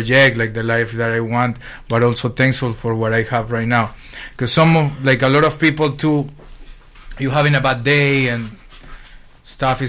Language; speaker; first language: English; non-native, fluent; Spanish